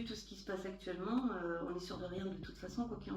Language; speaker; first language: French; native; French